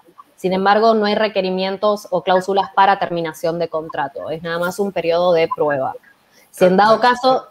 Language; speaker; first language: Spanish; native; Spanish